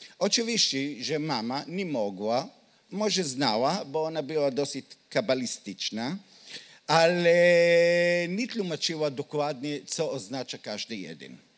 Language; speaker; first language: Polish; non-native, learner; Hebrew